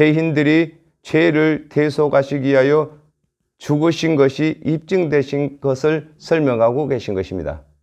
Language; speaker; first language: Korean; native; Korean